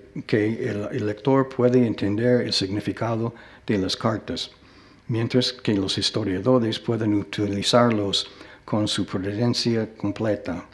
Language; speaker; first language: Spanish; non-native, fluent; English